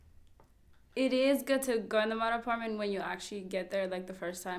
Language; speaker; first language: English; non-native, local second language; Kinyarwanda